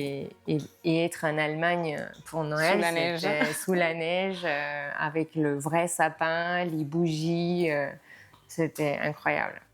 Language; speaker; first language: French; non-native, fluent; Spanish